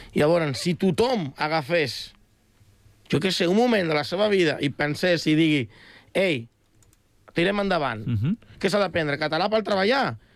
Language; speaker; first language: Catalan; early bilingual, other home language; Spanish